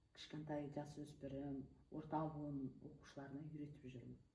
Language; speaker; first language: Kazakh; native; Kazakh